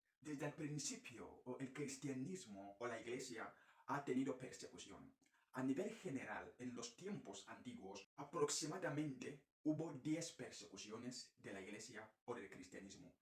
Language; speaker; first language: Spanish; non-native, fluent; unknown